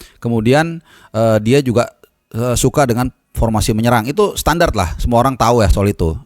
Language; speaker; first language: Indonesian; native; Indonesian